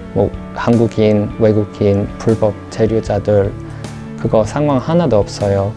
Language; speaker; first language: Korean; non-native, fluent; English